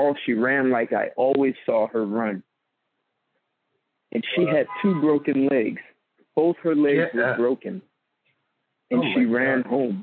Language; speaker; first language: English; native; English